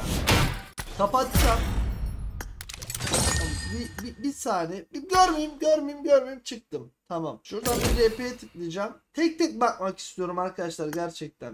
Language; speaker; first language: Turkish; native; Turkish